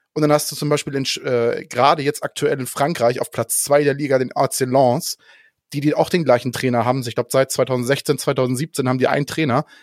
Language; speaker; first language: German; non-native, fluent; Danish